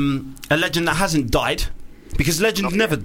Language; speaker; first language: English; native; English